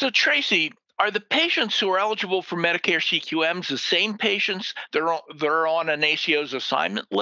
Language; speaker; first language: English; native; English